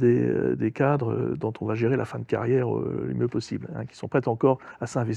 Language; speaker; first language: French; native; French